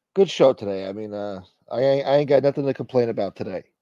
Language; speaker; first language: English; native; English